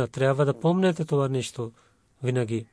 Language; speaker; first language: Bulgarian; non-native, learner; Urdu